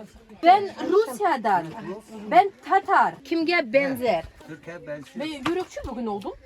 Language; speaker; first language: Turkish; non-native, learner; Russian